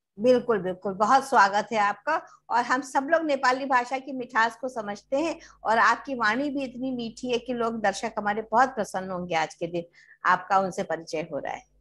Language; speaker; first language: Hindi; native; Hindi